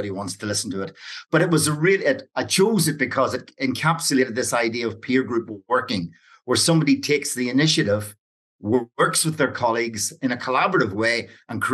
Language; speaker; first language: English; native; English